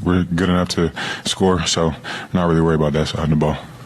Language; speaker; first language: English; native; English